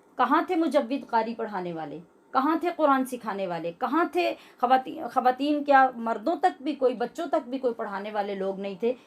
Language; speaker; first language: Urdu; native; Urdu